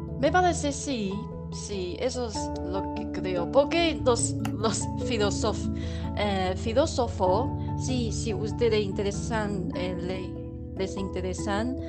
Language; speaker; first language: Spanish; non-native, learner; Chinese